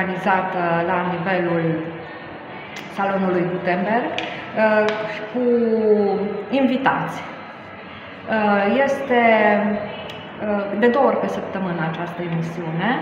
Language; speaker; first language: Romanian; native; Romanian